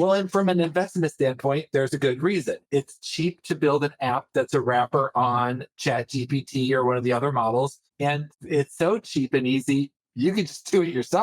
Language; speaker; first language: English; native; English